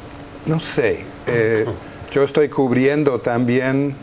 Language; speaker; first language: Spanish; non-native, fluent; English